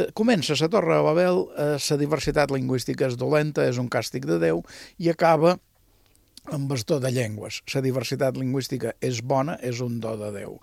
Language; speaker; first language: Catalan; native; Catalan